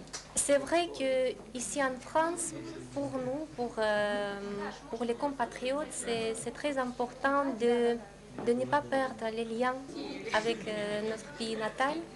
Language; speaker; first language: French; non-native, fluent; Russian